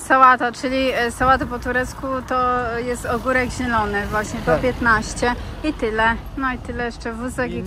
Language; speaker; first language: Polish; native; Polish